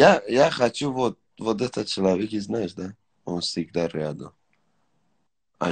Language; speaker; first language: Russian; non-native, learner; Tajik